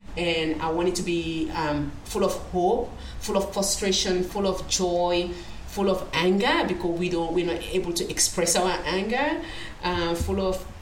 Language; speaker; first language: English; non-native, local second language; Krio